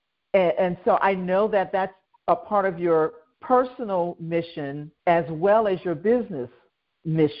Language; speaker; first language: English; native; English